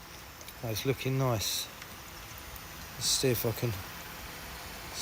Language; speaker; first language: English; native; English